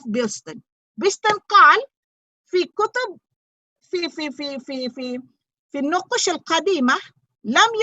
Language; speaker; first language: Arabic; non-native, fluent; Malay